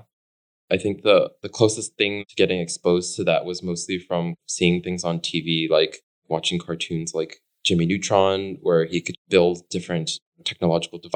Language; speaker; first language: English; native; English